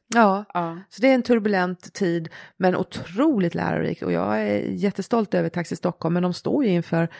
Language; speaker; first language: Swedish; native; Swedish